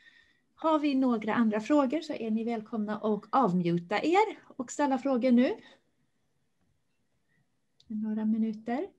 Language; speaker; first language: Swedish; native; Swedish